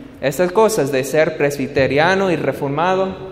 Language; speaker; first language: Spanish; non-native, learner; English